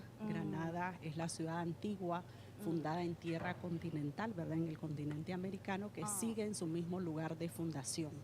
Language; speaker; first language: Spanish; native; Spanish